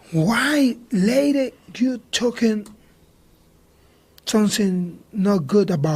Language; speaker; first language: English; non-native, learner; Spanish